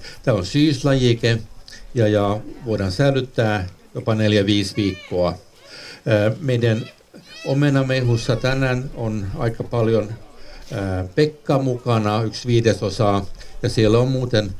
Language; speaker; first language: Finnish; non-native, local second language; Swedish